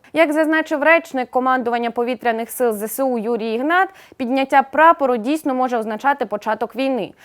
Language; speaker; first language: Ukrainian; native; Ukrainian